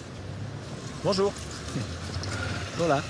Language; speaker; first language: French; native; French